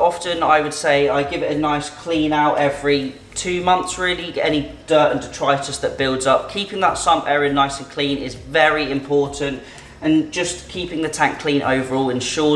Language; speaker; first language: English; native; English